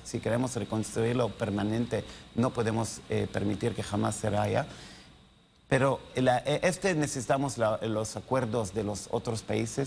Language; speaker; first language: Spanish; non-native, learner; Hebrew